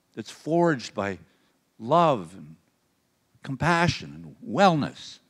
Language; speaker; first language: English; native; English